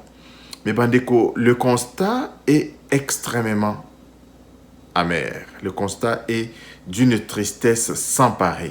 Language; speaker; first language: French; non-native, local second language; Lingala